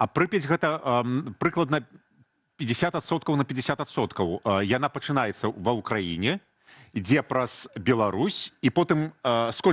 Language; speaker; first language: Belarusian; native; Belarusian